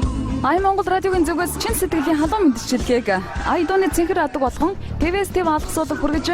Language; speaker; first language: Mongolian; native; Mongolian